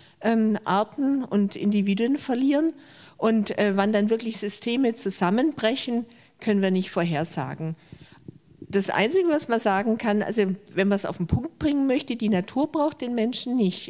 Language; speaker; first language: German; native; German